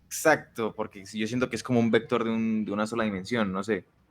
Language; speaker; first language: Spanish; native; Spanish